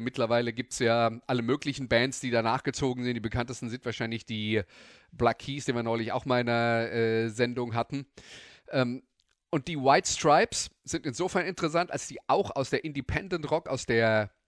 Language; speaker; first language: German; native; German